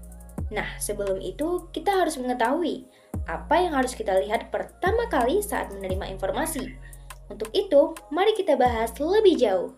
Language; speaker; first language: Indonesian; native; Indonesian